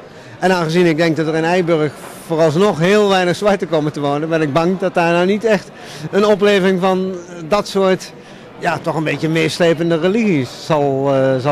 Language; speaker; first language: Dutch; native; Dutch